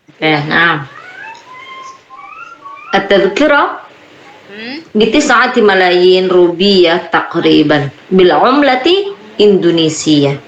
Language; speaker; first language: Arabic; non-native, fluent; Indonesian